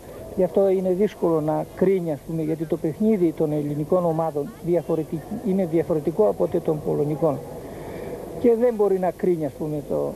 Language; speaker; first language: Greek; non-native, fluent; Polish